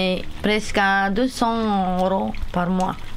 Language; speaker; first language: French; non-native, learner; Romanian